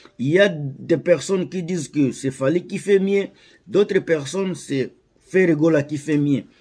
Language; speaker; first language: French; non-native, local second language; Lingala